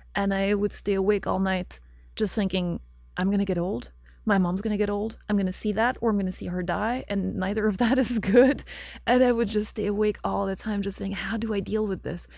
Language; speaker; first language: English; non-native, fluent; French